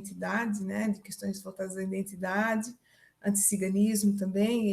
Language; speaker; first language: Portuguese; native; Portuguese